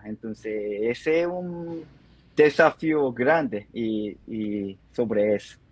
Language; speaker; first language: Spanish; non-native, fluent; Korean